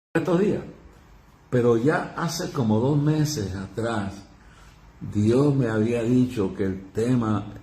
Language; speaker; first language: Spanish; native; Spanish